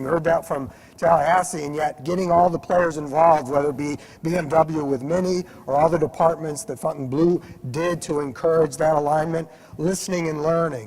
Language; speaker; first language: English; native; English